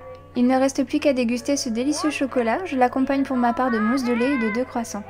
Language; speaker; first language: French; native; French